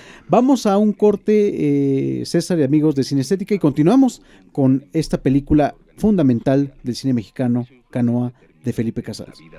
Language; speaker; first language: Spanish; native; Spanish